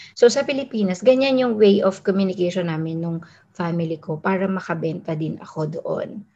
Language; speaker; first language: Filipino; native; Filipino